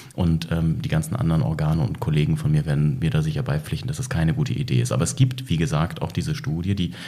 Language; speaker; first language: German; native; German